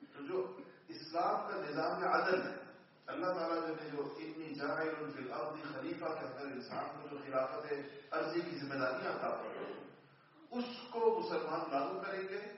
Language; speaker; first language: Urdu; non-native, local second language; Pashto